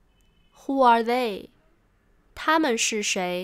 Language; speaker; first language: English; non-native, fluent; Chinese